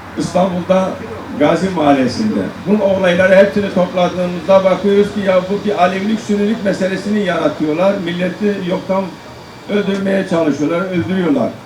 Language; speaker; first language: Turkish; non-native, local second language; Zaza